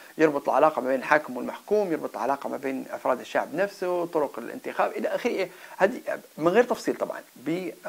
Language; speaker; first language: Arabic; non-native, local second language; Berber languages